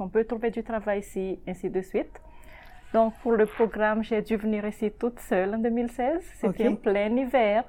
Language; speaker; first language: French; non-native, local second language; Malagasy